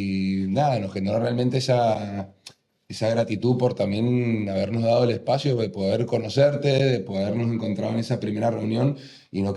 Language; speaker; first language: Spanish; native; Spanish